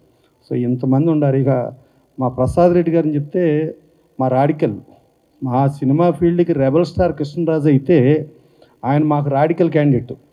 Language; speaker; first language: Telugu; native; Telugu